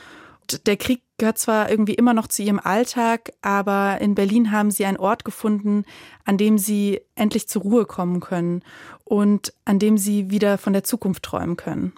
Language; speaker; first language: German; native; German